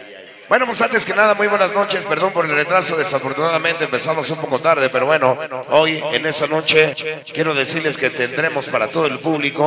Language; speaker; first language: Spanish; native; Spanish